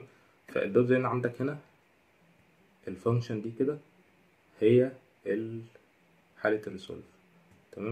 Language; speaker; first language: Arabic; native; Arabic